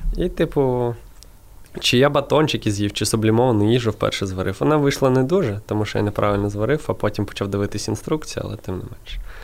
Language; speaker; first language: Ukrainian; non-native, local second language; Russian